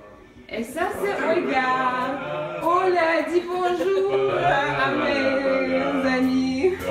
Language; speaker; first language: French; non-native, fluent; Russian